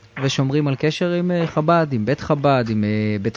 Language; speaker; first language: Hebrew; native; Hebrew